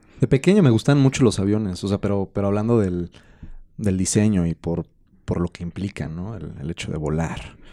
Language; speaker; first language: Spanish; native; Spanish